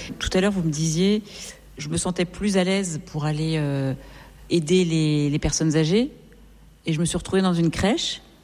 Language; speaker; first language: French; native; French